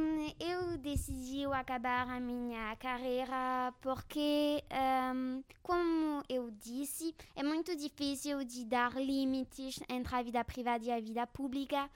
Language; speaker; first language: Portuguese; non-native, learner; French